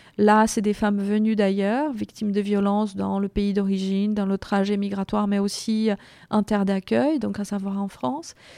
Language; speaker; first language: French; non-native, fluent; Portuguese